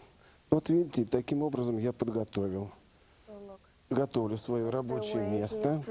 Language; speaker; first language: Russian; native; Russian